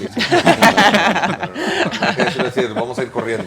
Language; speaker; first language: Spanish; native; Spanish